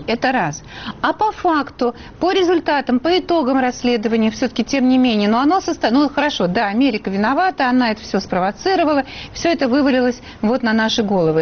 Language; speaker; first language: Russian; native; Russian